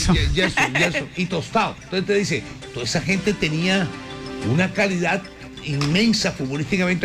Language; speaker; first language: Spanish; native; Spanish